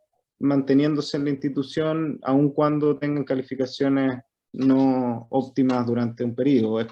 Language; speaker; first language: Spanish; native; Spanish